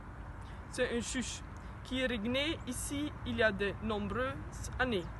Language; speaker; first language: French; non-native, learner; German